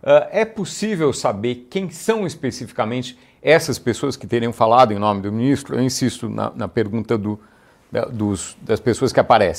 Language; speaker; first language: Portuguese; native; Portuguese